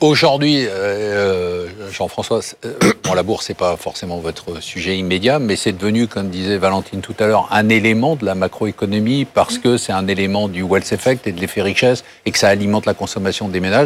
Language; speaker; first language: French; native; French